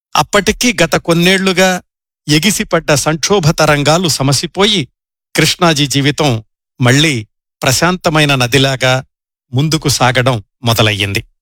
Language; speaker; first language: Telugu; native; Telugu